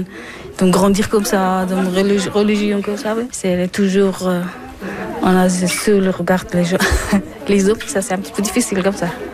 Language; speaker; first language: French; non-native, learner; Persian